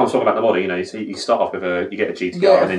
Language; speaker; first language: English; native; English